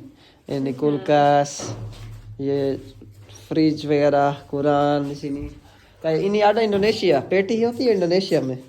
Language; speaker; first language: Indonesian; non-native, learner; Urdu